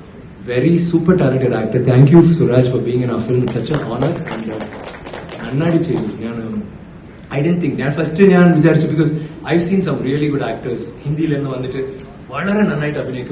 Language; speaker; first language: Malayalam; non-native, learner; Tamil